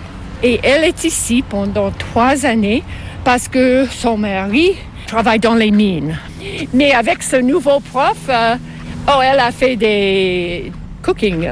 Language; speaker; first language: French; non-native, fluent; English